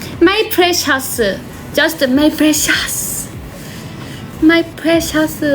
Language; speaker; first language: English; non-native, learner; Korean